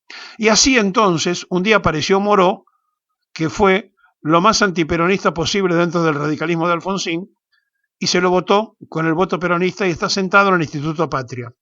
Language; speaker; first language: Spanish; native; Spanish